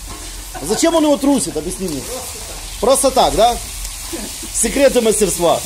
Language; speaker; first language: Russian; native; Russian